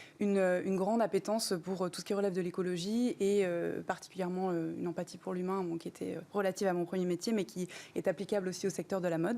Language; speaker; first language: French; native; French